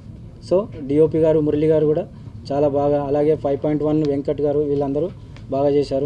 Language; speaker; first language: Telugu; native; Telugu